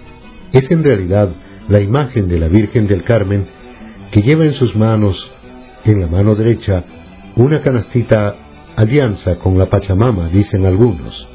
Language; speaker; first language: Spanish; native; Spanish